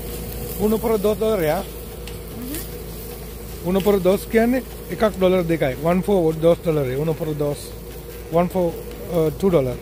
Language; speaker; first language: Spanish; non-native, learner; Sinhala